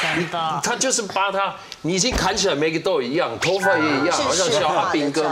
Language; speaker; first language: Chinese; non-native, fluent; German